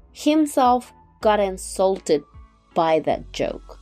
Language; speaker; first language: English; non-native, fluent; Japanese